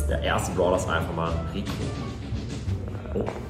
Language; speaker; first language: German; native; German